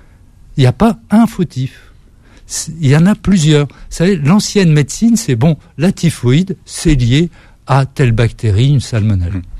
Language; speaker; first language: French; native; French